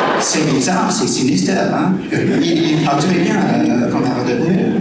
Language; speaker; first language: French; non-native, learner; English